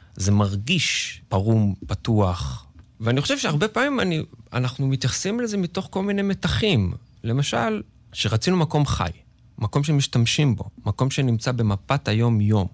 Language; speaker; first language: Hebrew; native; Hebrew